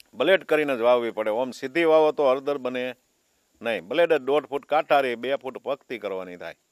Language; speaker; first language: Gujarati; native; Gujarati